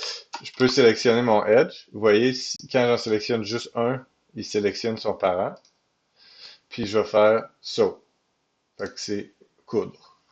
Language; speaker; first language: French; native; French